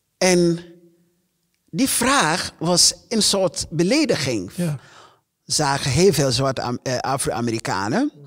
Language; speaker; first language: Dutch; non-native, fluent; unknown